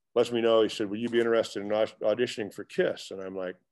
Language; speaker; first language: English; native; English